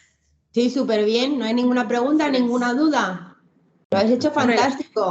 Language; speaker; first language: Spanish; native; Spanish